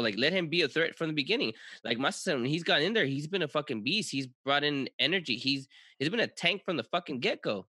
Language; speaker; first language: English; early bilingual, other home language; Spanish